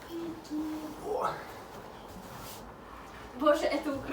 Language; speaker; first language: Russian; native; Russian